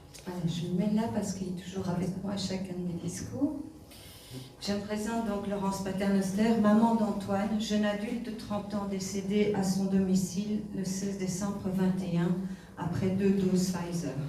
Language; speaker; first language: French; native; French